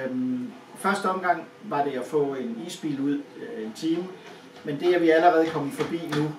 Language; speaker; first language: Danish; native; Danish